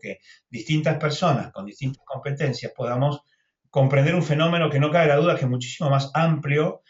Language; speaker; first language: Spanish; native; Spanish